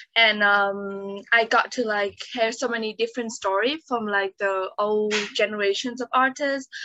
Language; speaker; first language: English; non-native, fluent; Vietnamese